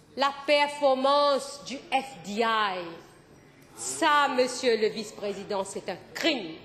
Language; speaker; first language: French; non-native, local second language; Morisyen